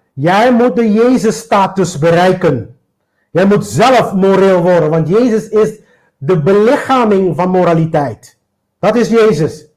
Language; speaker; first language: Dutch; non-native, local second language; Papiamento